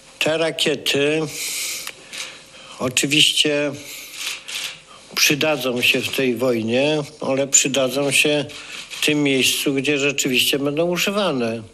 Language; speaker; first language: Polish; native; Polish